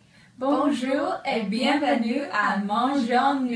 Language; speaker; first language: French; non-native, learner; English